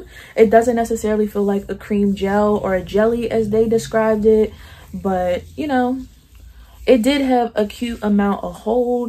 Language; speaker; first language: English; native; English